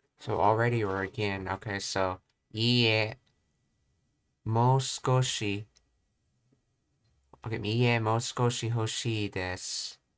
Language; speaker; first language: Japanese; non-native, learner; English